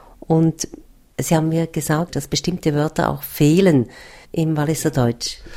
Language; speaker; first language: German; native; German